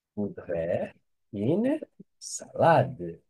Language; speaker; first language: French; non-native, fluent; Portuguese